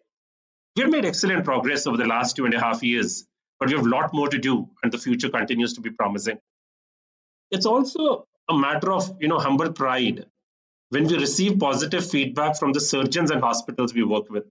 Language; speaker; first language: English; non-native, local second language; Punjabi